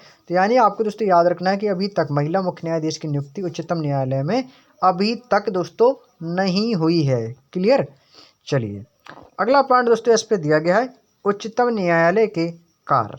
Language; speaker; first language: Hindi; native; Hindi